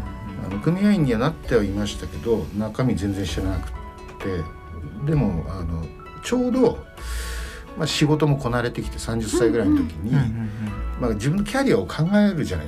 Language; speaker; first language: Japanese; native; Japanese